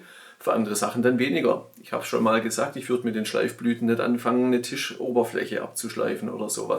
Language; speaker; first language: German; native; German